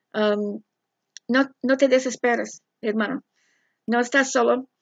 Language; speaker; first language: Spanish; non-native, fluent; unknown